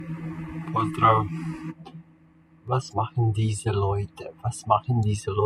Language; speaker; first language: German; non-native, fluent; Serbian